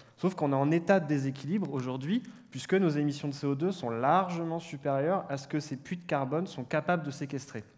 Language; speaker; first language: French; native; French